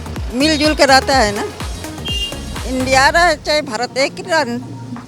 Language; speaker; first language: Hindi; non-native, local second language; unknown